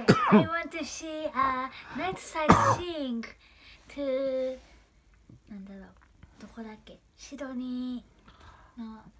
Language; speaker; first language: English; non-native, learner; Japanese